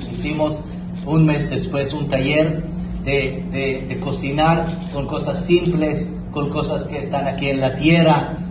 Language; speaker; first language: Spanish; non-native, fluent; Hebrew